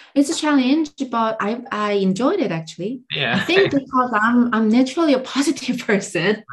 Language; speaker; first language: English; non-native, fluent; Korean